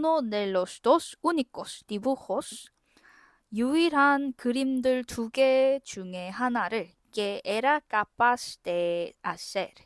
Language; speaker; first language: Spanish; non-native, fluent; Korean